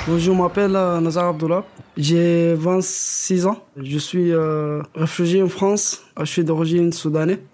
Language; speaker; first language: French; non-native, learner; Arabic